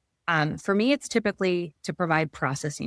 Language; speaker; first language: English; native; English